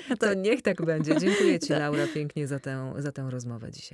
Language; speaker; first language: Polish; native; Polish